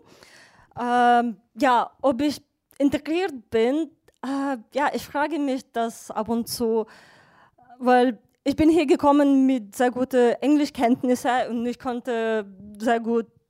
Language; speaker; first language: German; non-native, fluent; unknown